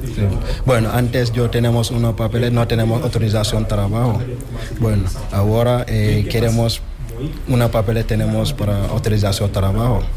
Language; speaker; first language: Spanish; non-native, learner; Wolof